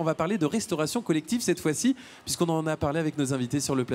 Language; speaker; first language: French; native; French